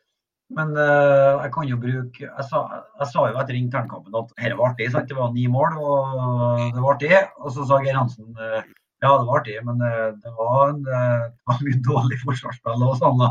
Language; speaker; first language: Norwegian; native; Norwegian